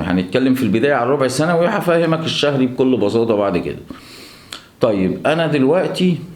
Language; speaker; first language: Arabic; native; Arabic